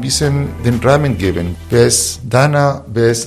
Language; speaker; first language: German; non-native, fluent; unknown